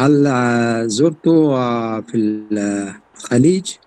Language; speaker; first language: Arabic; non-native, learner; Urdu